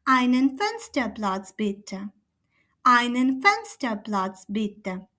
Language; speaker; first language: German; non-native, fluent; Ukrainian